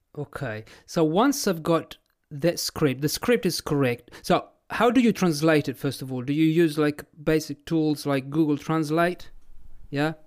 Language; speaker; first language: English; non-native, fluent; Italian